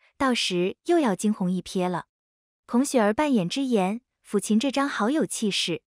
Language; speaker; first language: Chinese; native; Chinese